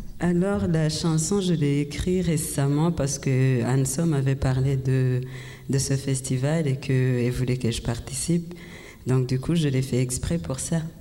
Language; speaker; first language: French; non-native, local second language; Kinyarwanda